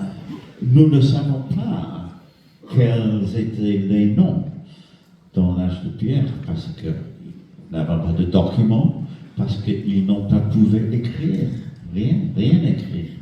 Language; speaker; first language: French; non-native, fluent; English